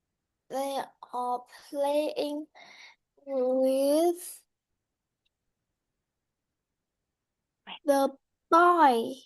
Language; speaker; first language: English; non-native, learner; Vietnamese